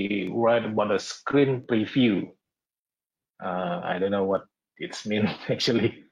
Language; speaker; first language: English; non-native, learner; Indonesian